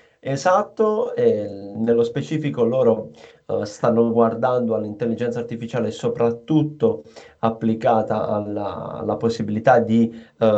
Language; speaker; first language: Italian; native; Italian